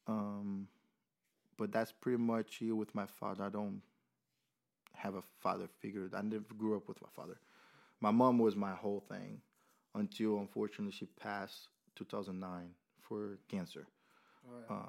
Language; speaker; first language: English; non-native, fluent; Portuguese